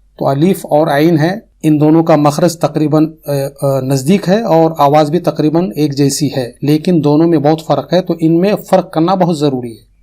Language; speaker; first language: Urdu; native; Urdu